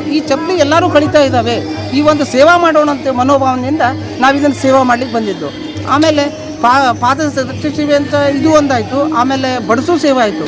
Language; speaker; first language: Kannada; native; Kannada